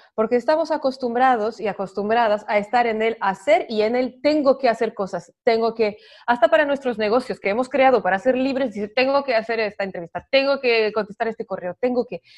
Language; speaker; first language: Spanish; non-native, fluent; French